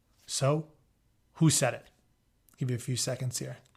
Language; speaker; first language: English; native; English